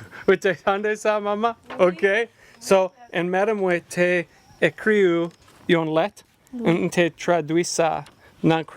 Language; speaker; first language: Haitian Creole; non-native, learner; English